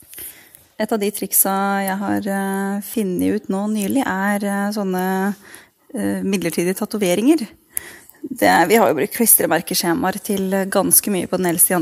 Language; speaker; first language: Norwegian; native; Norwegian